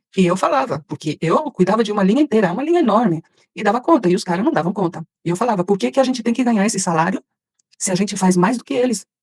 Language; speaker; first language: Portuguese; early bilingual, other home language; Spanish